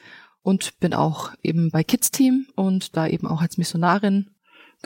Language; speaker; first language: German; native; German